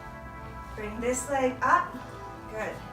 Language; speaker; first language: English; native; English